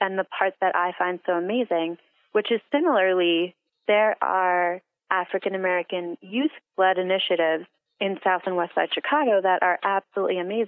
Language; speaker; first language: English; native; English